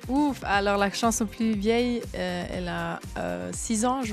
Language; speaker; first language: French; non-native, local second language; German